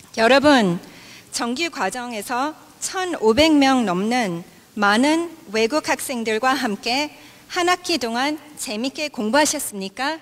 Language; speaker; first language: Korean; native; Korean